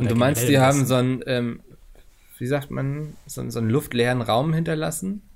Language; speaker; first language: German; native; German